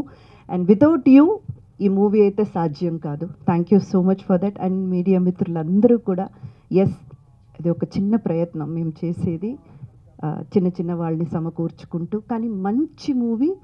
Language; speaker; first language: Telugu; native; Telugu